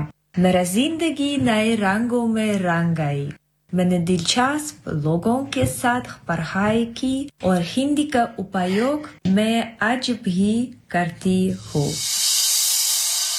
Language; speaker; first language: Hindi; non-native, fluent; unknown